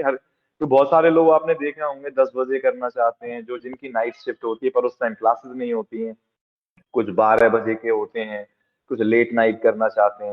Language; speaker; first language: Hindi; native; Hindi